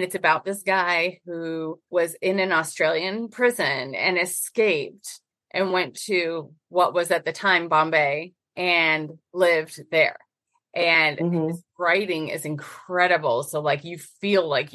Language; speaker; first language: English; native; English